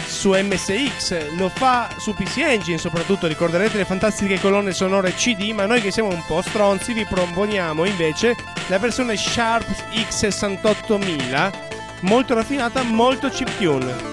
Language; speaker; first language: Italian; native; Italian